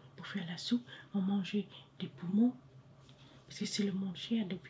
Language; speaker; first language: French; non-native, fluent; Khmer